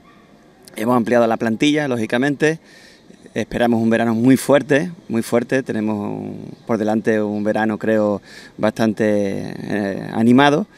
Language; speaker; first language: Spanish; native; Spanish